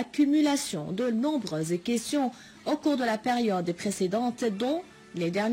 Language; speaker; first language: French; non-native, fluent; Arabic